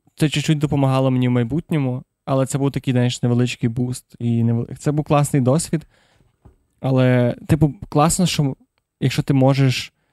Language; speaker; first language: Ukrainian; non-native, local second language; Russian